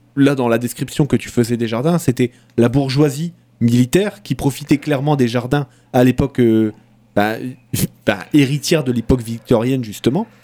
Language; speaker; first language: French; native; French